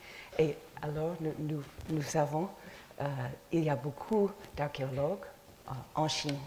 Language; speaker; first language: French; non-native, fluent; English